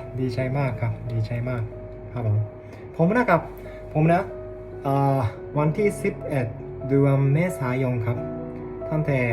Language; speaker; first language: Thai; non-native, learner; Japanese